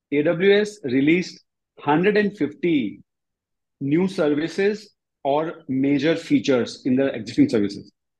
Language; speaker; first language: English; non-native, local second language; Gujarati